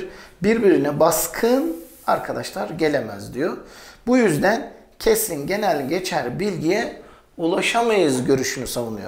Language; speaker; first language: Turkish; native; Turkish